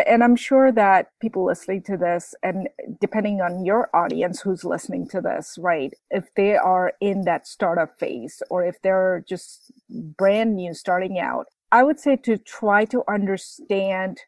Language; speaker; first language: English; non-native, local second language; Bangla